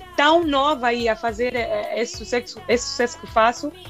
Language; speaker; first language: Portuguese; non-native, local second language; Makhuwa